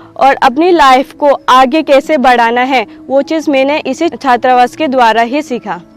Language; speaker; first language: Hindi; early bilingual, other home language; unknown